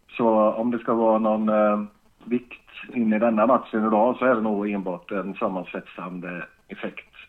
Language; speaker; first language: Swedish; native; Swedish